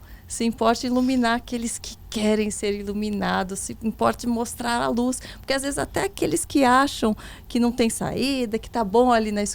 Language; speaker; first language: Portuguese; native; Portuguese